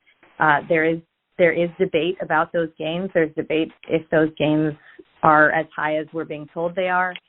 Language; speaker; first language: English; native; English